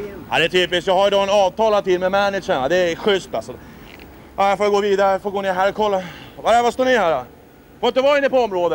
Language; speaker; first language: Swedish; native; Swedish